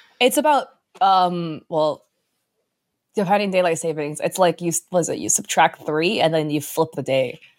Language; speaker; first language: English; early bilingual, other home language; Chinese